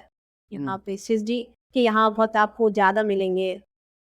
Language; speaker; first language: Hindi; native; Hindi